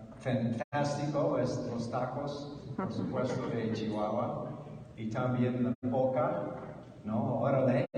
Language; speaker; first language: Spanish; non-native, learner; English